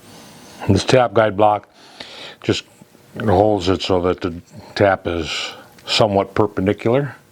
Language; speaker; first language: English; native; English